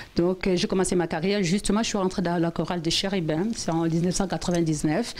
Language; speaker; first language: French; non-native, local second language; Lingala